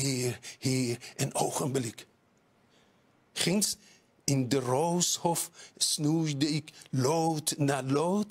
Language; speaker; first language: Dutch; non-native, fluent; Persian